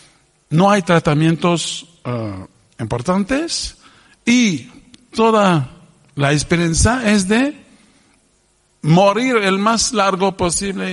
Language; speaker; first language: Spanish; non-native, fluent; French